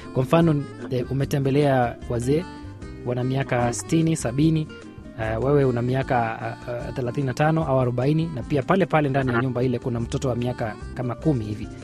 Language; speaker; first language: Swahili; native; Swahili